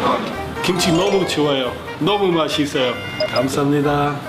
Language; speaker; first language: Korean; non-native, learner; English